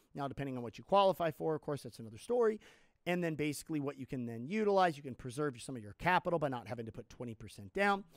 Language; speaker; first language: English; native; English